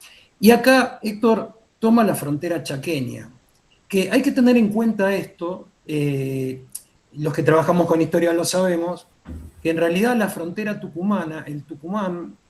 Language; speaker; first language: Spanish; native; Spanish